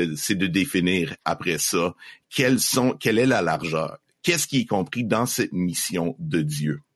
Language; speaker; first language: French; native; French